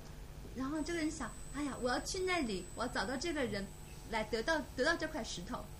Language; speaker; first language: Chinese; native; Chinese